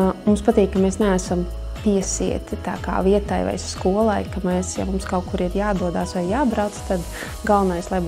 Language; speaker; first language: Latvian; native; Latvian